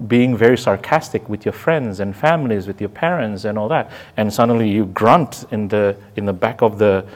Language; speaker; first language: English; non-native, fluent; Indonesian